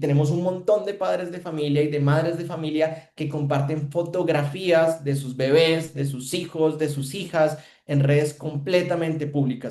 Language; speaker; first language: Spanish; native; Spanish